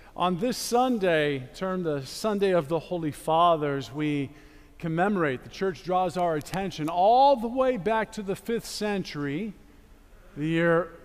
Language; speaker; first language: English; native; English